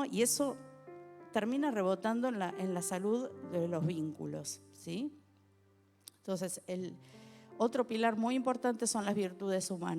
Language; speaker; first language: Spanish; native; Spanish